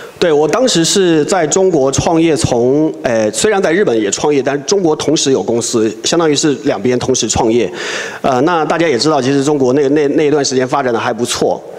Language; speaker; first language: Chinese; native; Chinese